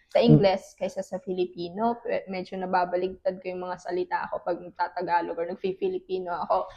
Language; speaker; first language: Filipino; non-native, local second language; Chavacano